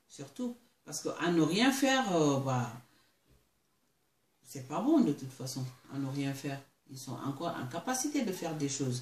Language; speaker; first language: French; non-native, local second language; Mandingo